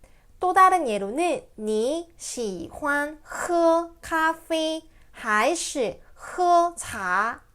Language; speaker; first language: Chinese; non-native, fluent; Korean